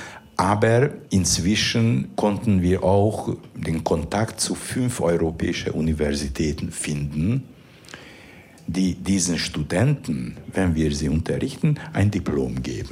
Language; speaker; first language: German; non-native, fluent; Hungarian